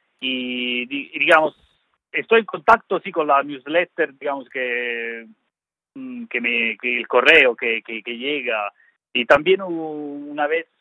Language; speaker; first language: Spanish; non-native, fluent; Italian